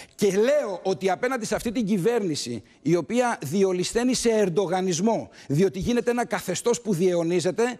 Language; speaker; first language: Greek; native; Greek